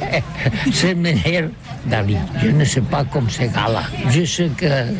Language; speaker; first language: French; non-native, learner; Catalan